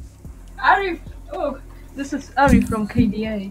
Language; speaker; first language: English; non-native, fluent; Slovak